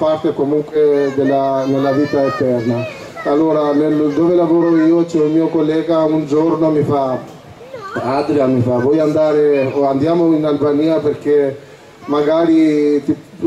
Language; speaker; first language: Italian; non-native, fluent; Albanian